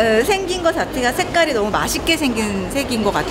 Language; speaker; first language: Korean; native; Korean